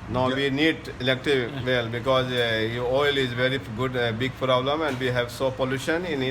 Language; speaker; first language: English; non-native, local second language; Hindi